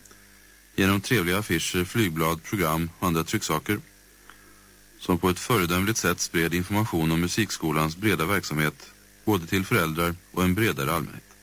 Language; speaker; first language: Swedish; native; Swedish